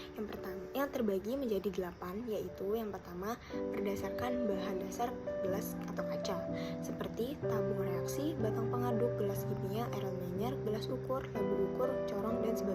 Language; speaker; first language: Malay; native; Malay